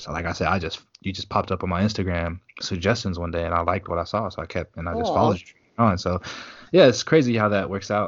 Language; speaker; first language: English; native; English